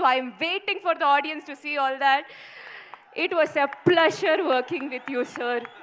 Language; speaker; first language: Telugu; non-native, local second language; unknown